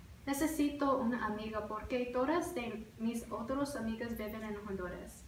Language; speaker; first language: Spanish; non-native, learner; English